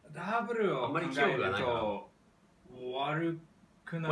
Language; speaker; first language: Japanese; non-native, learner; English